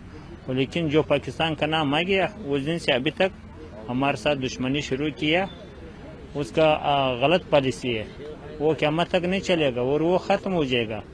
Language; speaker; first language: Hindi; non-native, learner; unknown